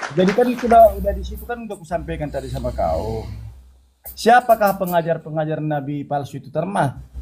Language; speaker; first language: Indonesian; non-native, local second language; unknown